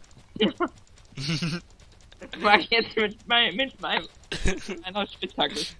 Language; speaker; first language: German; native; German